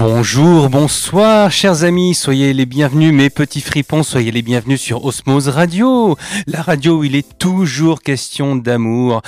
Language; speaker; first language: French; native; French